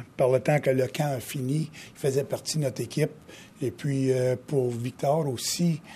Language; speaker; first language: French; native; French